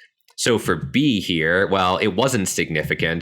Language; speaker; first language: English; native; English